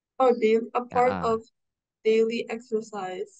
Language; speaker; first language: English; non-native, learner; Indonesian